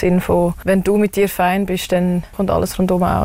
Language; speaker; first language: German; native; German